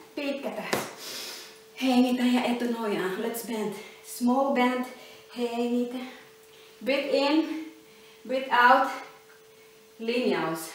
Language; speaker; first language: Finnish; non-native, learner; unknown